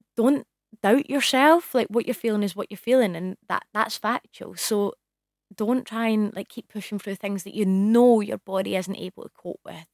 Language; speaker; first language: English; native; English